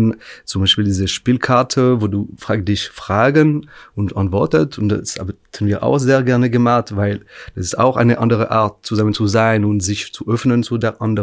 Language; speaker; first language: German; non-native, fluent; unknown